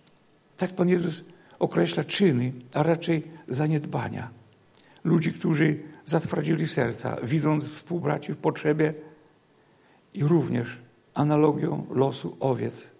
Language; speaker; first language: Polish; native; Polish